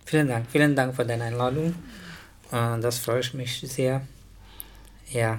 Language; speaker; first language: German; non-native, learner; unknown